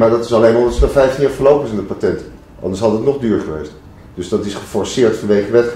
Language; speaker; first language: Dutch; native; Dutch